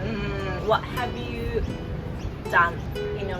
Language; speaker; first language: English; non-native, learner; Japanese